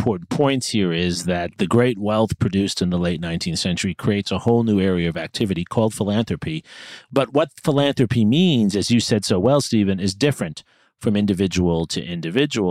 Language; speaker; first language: English; native; English